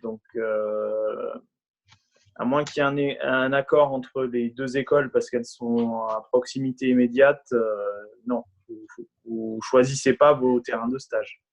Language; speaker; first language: French; native; French